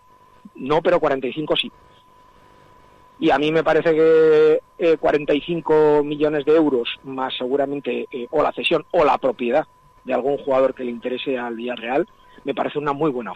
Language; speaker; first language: Spanish; native; Spanish